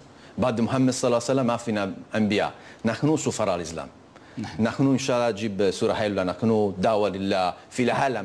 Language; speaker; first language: Arabic; non-native, learner; Italian